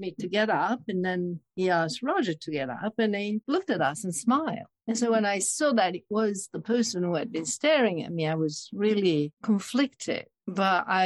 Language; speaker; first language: English; non-native, fluent; Italian